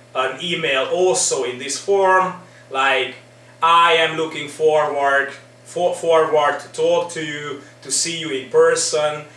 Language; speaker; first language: English; non-native, fluent; Hungarian